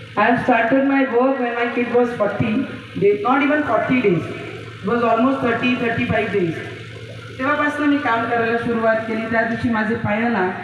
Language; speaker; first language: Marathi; non-native, local second language; Hindi